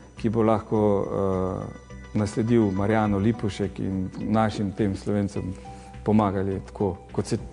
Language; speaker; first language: Slovenian; native; Slovenian